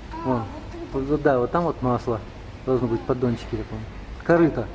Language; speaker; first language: Russian; native; Russian